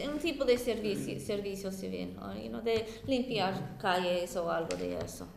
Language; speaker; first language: Spanish; non-native, fluent; English